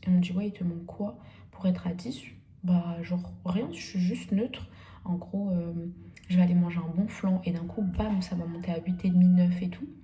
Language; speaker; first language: French; native; French